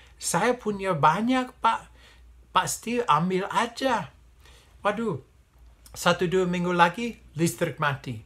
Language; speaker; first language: Indonesian; non-native, fluent; English